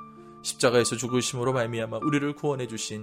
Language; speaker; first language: Korean; native; Korean